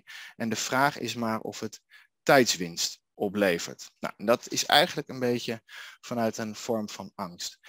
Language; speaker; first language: Dutch; native; Dutch